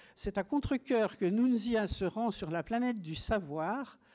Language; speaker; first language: French; native; French